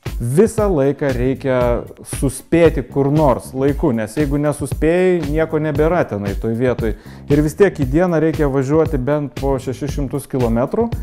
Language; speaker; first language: Lithuanian; native; Lithuanian